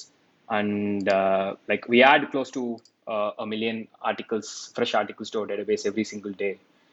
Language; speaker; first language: English; non-native, local second language; Tamil